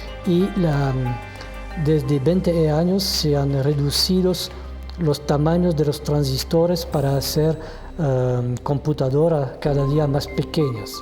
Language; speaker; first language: Spanish; non-native, fluent; French